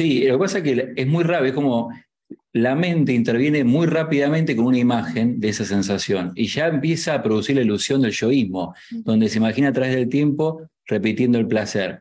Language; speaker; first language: Spanish; native; Spanish